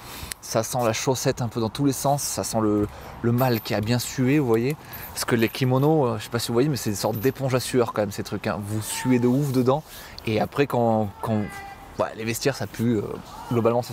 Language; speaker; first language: French; native; French